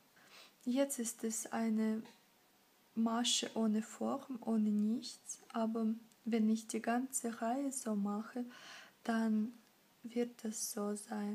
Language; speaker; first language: German; non-native, fluent; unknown